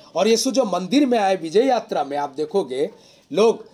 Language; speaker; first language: Hindi; non-native, local second language; Odia